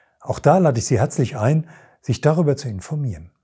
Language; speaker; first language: German; native; German